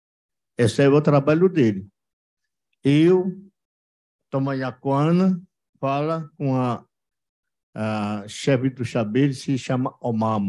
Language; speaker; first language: Portuguese; non-native, local second language; Yanomámi